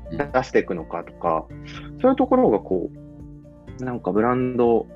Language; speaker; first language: Japanese; early bilingual, other home language; Italian